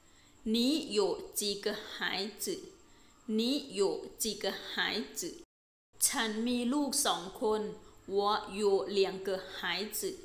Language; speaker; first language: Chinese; non-native, fluent; Thai